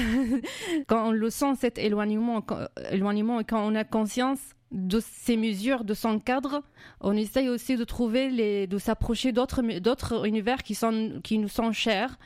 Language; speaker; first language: French; non-native, fluent; Arabic